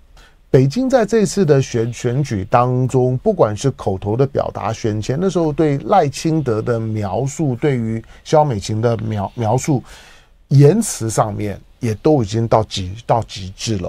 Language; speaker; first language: Chinese; native; Chinese